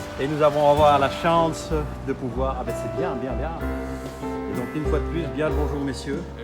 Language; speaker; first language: French; native; French